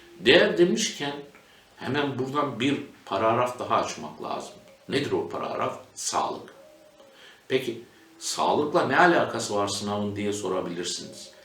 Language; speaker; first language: Turkish; native; Turkish